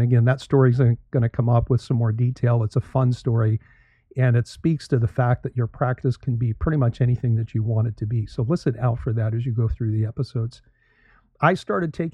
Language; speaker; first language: English; native; English